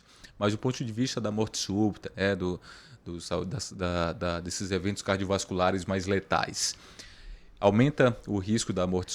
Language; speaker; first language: Portuguese; native; Portuguese